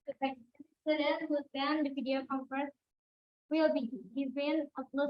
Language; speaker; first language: English; non-native, learner; Indonesian